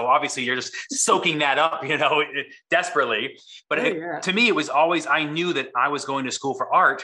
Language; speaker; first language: English; native; English